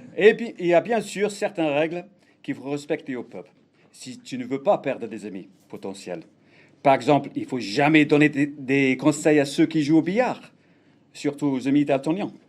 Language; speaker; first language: French; non-native, fluent; English